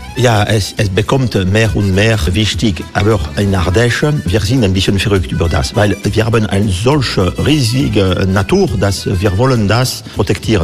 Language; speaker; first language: German; non-native, fluent; French